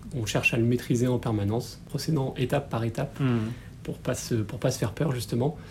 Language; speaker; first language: French; native; French